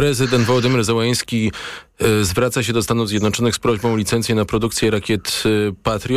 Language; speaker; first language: Polish; native; Polish